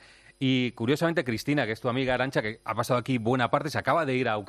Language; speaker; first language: Spanish; native; Spanish